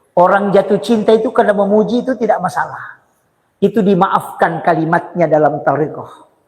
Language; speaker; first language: Indonesian; non-native, local second language; Buginese